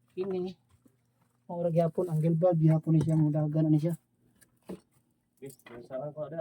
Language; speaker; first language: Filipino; non-native, local second language; Cebuano